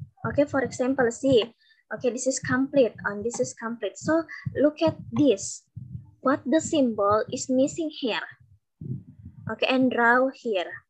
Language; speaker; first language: English; non-native, learner; Indonesian